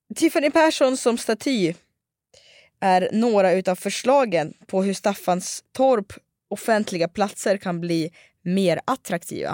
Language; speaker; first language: Swedish; native; Swedish